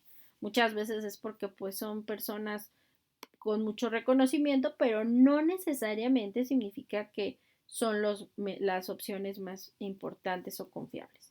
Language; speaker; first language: Spanish; native; Spanish